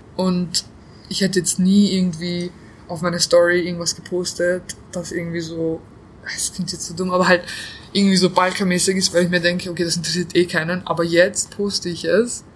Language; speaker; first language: German; early bilingual, other home language; Bosnian